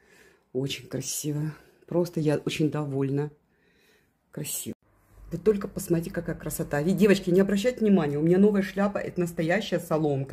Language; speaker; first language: Russian; native; Russian